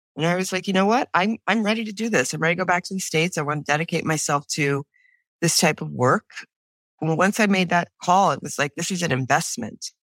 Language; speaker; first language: English; native; English